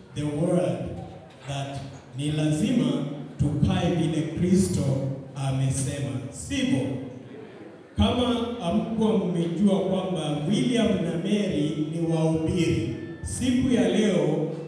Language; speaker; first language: Swahili; non-native, local second language; Kamba